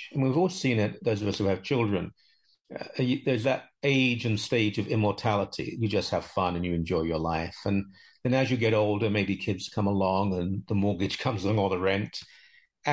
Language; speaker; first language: English; native; English